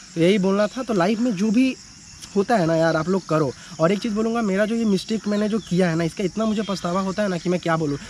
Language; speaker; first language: Hindi; non-native, local second language; Bangla